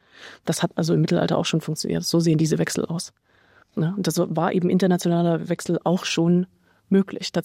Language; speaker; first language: German; native; German